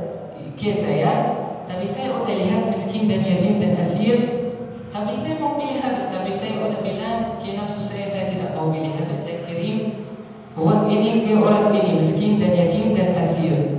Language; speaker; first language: Indonesian; non-native, learner; Arabic